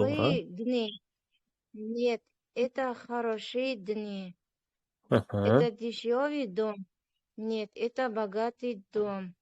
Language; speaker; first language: Russian; non-native, learner; Uzbek